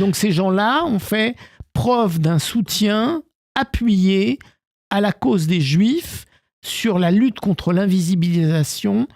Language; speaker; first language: French; native; French